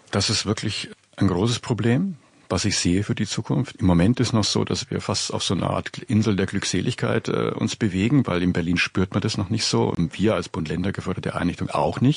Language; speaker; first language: German; native; German